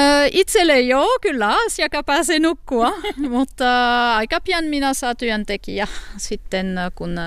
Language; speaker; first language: Finnish; non-native, learner; French